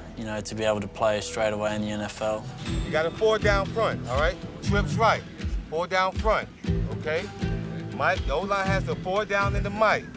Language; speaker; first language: English; native; English